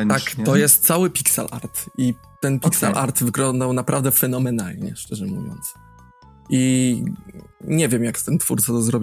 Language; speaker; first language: Polish; native; Polish